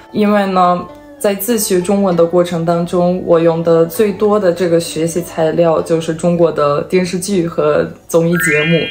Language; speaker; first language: Chinese; non-native, fluent; Serbian